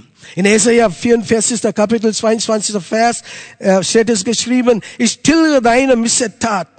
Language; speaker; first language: German; non-native, fluent; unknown